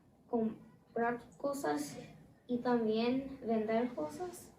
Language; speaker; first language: Spanish; early bilingual, heritage; Spanish